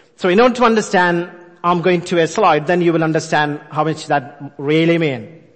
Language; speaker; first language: English; non-native, local second language; Malayalam